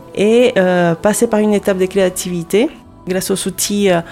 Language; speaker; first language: French; non-native, fluent; Spanish